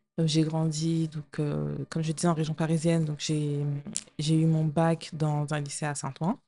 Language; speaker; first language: French; native; French